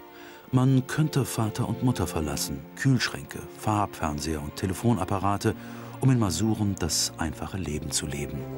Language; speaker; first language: German; native; German